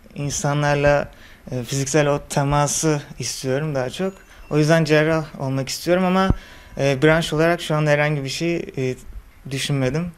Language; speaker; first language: Turkish; native; Turkish